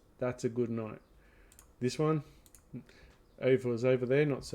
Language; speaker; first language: English; native; English